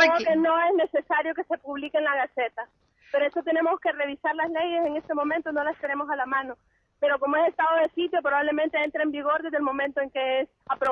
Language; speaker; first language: Spanish; native; Spanish